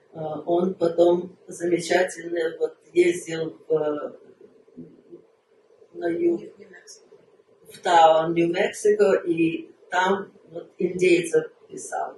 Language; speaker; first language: Russian; early bilingual, heritage; Russian